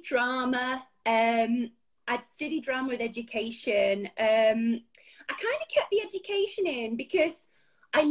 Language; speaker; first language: English; native; English